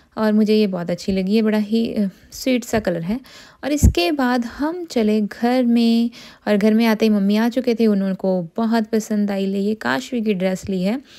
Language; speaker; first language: Hindi; non-native, local second language; Punjabi